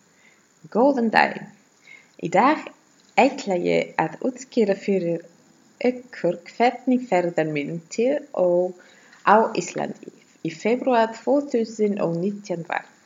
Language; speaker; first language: Icelandic; non-native, learner; German